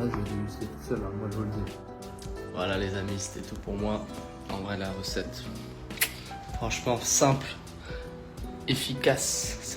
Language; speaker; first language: French; native; French